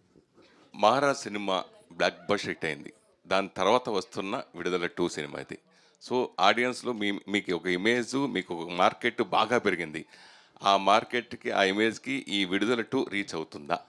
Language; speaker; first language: Telugu; native; Telugu